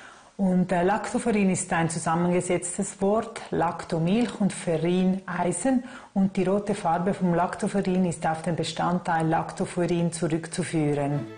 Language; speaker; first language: German; native; German